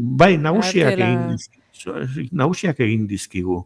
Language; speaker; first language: Basque; native; Basque